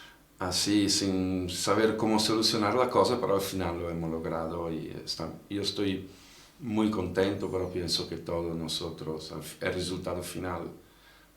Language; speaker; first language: Spanish; non-native, fluent; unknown